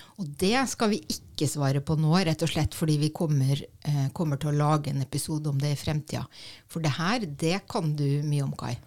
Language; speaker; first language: Norwegian; native; Norwegian